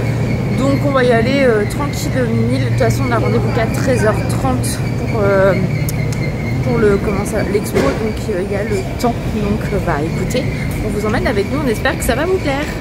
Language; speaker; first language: French; native; French